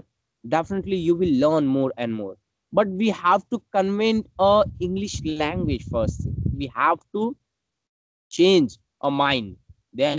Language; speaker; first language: English; non-native, learner; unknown